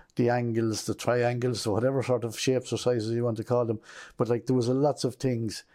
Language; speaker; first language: English; native; English